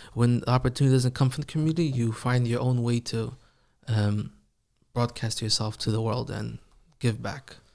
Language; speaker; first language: English; early bilingual, other home language; Persian